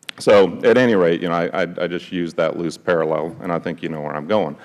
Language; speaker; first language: English; native; English